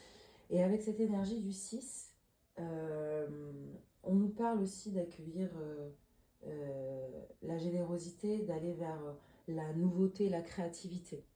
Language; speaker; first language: French; native; French